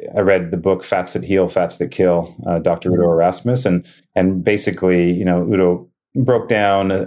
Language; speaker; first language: English; native; English